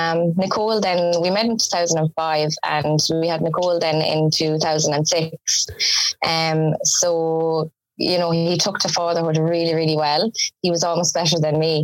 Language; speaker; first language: English; native; English